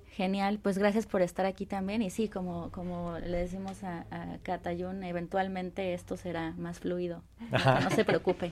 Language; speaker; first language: Spanish; native; Spanish